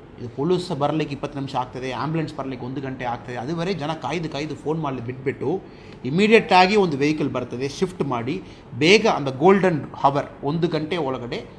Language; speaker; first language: Kannada; non-native, local second language; Tamil